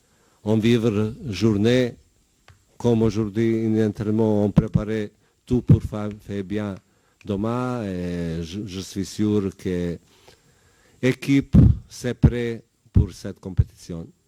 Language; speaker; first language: French; non-native, learner; Bosnian